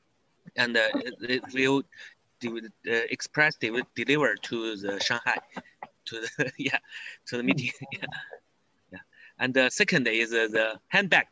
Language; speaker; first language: English; non-native, learner; Chinese